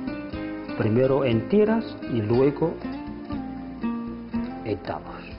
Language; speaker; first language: Spanish; non-native, fluent; Chinese